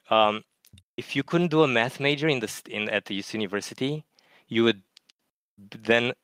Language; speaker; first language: English; non-native, fluent; Romanian